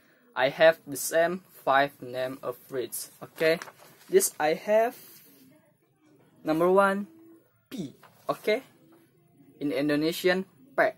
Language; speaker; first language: English; non-native, learner; Indonesian